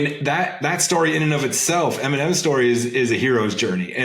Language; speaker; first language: English; native; English